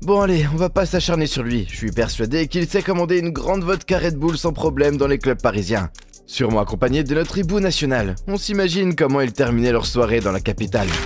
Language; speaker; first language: French; native; French